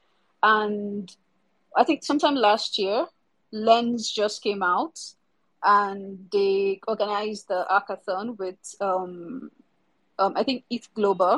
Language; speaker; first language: English; non-native, local second language; Yoruba